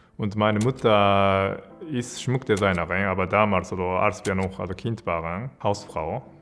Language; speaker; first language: German; non-native, fluent; Japanese